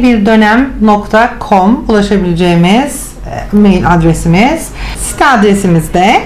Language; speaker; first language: Turkish; native; Turkish